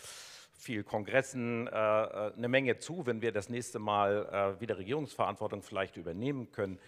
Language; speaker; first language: German; native; German